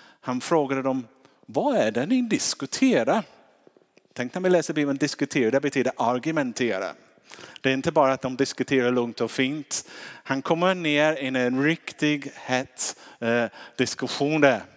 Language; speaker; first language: Swedish; non-native, fluent; English